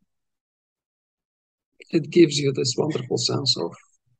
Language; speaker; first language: English; non-native, fluent; Russian